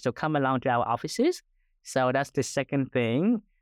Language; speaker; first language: English; non-native, fluent; Vietnamese